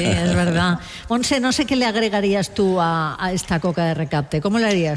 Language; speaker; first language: Spanish; non-native, local second language; Catalan